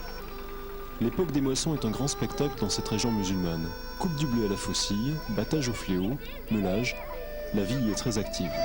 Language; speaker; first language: French; native; French